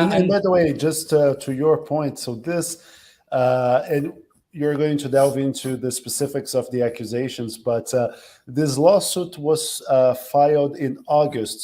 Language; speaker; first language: English; non-native, fluent; Portuguese